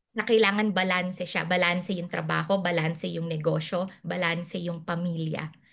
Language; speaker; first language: Filipino; native; Filipino